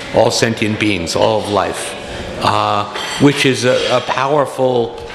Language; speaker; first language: English; native; English